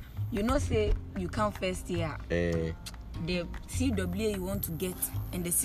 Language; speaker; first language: English; non-native, local second language; Akan